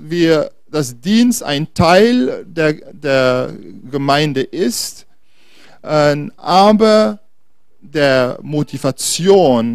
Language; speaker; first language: German; non-native, fluent; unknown